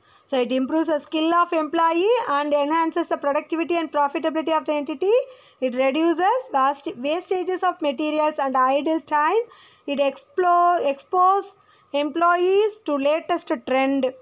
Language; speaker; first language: English; non-native, local second language; Tamil